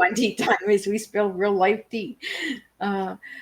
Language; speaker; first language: English; native; English